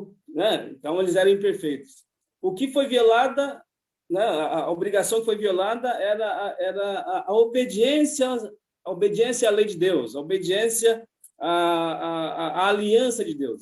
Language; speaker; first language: Portuguese; native; Portuguese